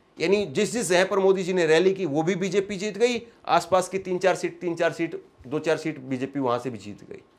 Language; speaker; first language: Hindi; native; Hindi